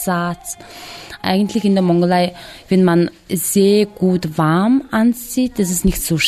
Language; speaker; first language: German; non-native, fluent; Mongolian